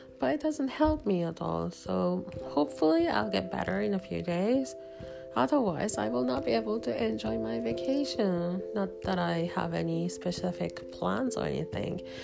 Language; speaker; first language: English; non-native, fluent; Japanese